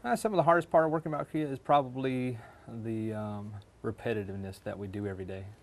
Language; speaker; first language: English; native; English